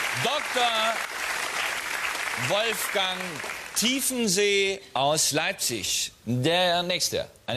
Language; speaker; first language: German; native; German